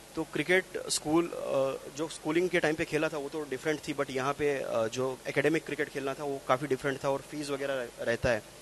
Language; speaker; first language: Hindi; non-native, local second language; Gujarati